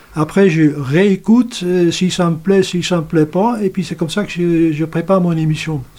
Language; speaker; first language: French; non-native, fluent; Dutch